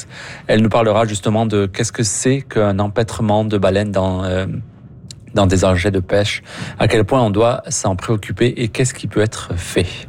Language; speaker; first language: French; native; French